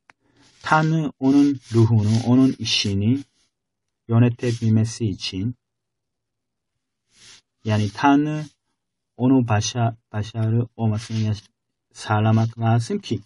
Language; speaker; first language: Turkish; non-native, fluent; Korean